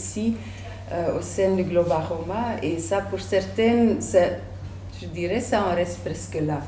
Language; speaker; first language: French; native; French